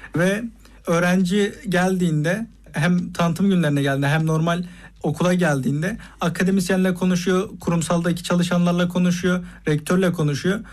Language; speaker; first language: Turkish; native; Turkish